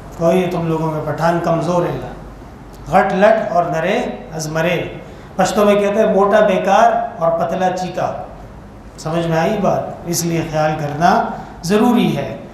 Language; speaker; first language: Urdu; non-native, local second language; Pashto